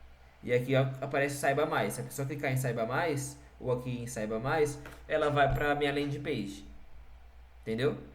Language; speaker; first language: Portuguese; native; Portuguese